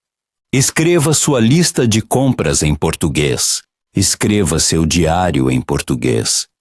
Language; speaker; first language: Portuguese; non-native, fluent; Polish